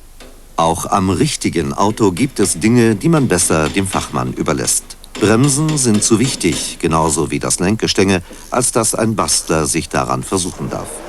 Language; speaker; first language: German; native; German